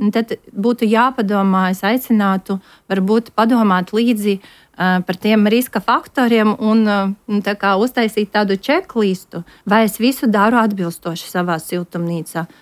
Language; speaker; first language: Latvian; non-native, local second language; Russian